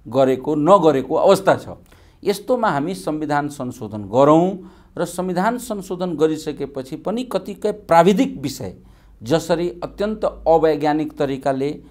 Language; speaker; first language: Nepali; non-native, local second language; Maithili